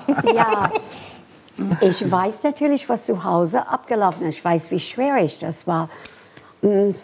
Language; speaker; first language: German; non-native, fluent; English